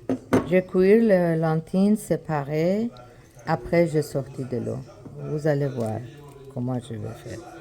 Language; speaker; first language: French; non-native, learner; Persian